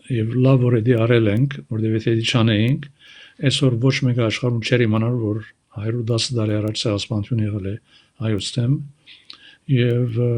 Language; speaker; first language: Armenian; early bilingual, heritage; Armenian